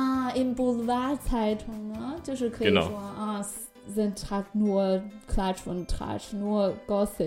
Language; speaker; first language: German; non-native, fluent; Chinese